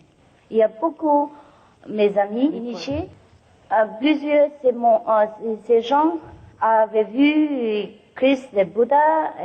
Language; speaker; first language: French; non-native, learner; Vietnamese